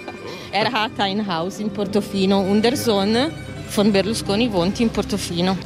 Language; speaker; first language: German; non-native, learner; Italian